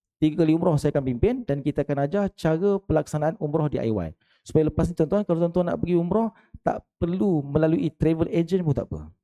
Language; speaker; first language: Malay; native; Malay